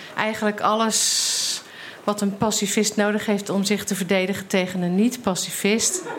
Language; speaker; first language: Dutch; native; Dutch